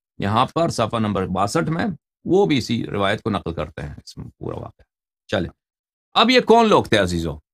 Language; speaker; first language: Urdu; non-native, fluent; Persian